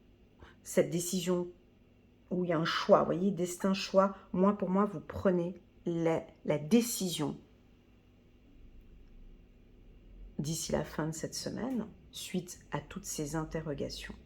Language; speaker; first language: French; native; French